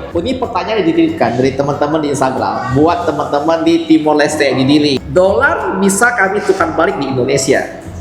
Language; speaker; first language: Indonesian; native; Indonesian